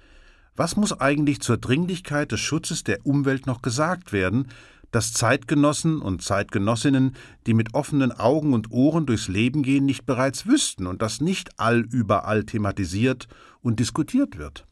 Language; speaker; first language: German; native; German